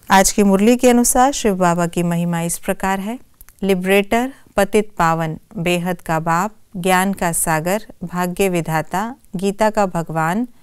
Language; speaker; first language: Hindi; native; Hindi